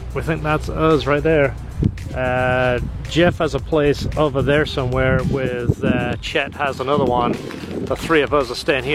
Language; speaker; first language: English; native; English